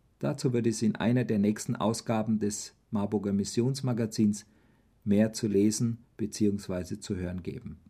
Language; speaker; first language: German; non-native, learner; Portuguese